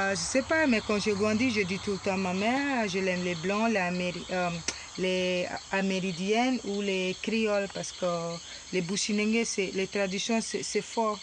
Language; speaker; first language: French; non-native, local second language; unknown